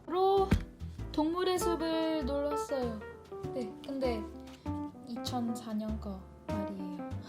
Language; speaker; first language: Korean; early bilingual, heritage; Korean